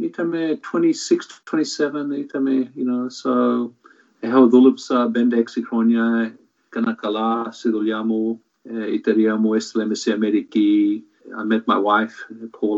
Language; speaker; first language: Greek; early bilingual, heritage; Greek